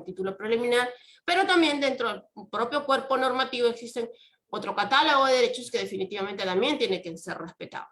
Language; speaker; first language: Spanish; native; Spanish